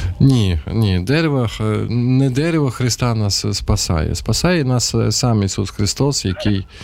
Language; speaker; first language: Ukrainian; non-native, local second language; Russian